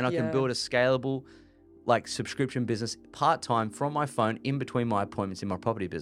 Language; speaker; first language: English; native; English